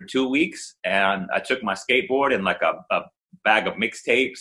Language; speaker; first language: English; native; English